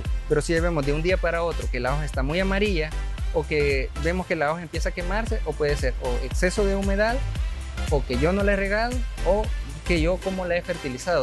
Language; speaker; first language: Spanish; native; Spanish